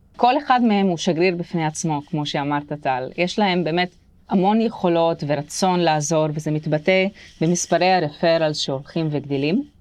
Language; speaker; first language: Hebrew; non-native, local second language; Arabic